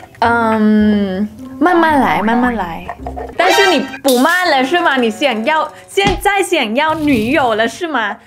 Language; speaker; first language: Chinese; non-native, fluent; Thai